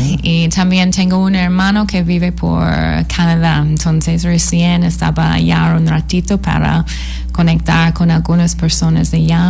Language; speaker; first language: Spanish; non-native, fluent; English